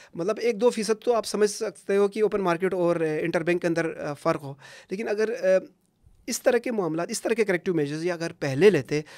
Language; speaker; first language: Urdu; non-native, local second language; Punjabi